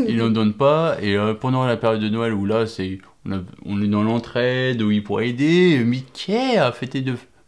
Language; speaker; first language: French; native; French